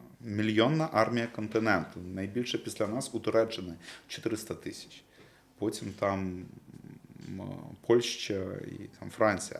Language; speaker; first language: Ukrainian; non-native, local second language; Russian